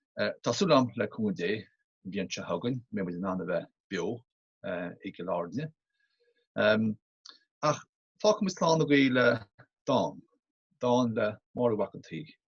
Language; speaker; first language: Irish; native; Irish